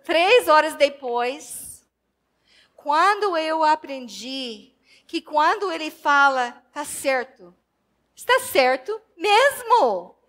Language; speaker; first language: Portuguese; non-native, fluent; English